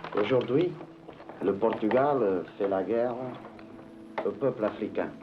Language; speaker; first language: French; non-native, fluent; Portuguese